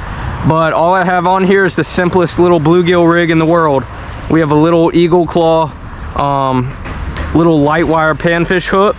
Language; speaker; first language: English; native; English